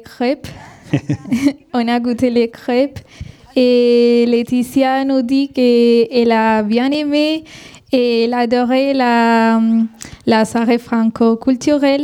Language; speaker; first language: French; non-native, fluent; Spanish